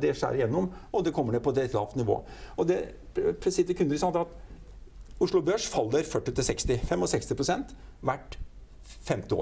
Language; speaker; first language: Norwegian; native; Norwegian